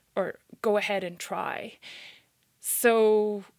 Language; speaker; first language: English; native; English